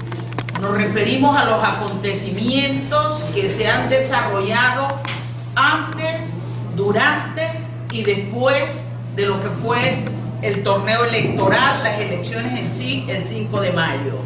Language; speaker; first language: Spanish; native; Spanish